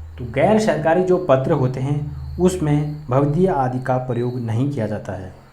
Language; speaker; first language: Hindi; native; Hindi